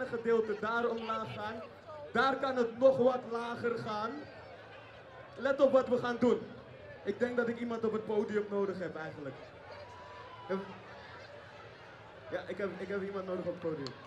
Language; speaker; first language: Dutch; native; Dutch